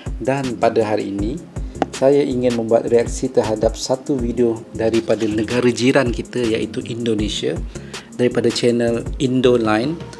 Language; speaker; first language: Malay; native; Malay